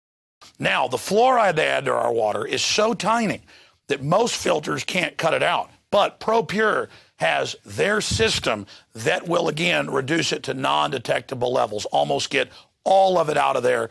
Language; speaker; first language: English; native; English